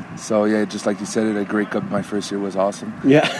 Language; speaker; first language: English; native; English